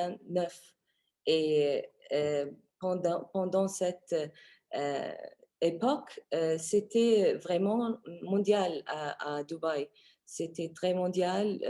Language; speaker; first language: French; non-native, fluent; Arabic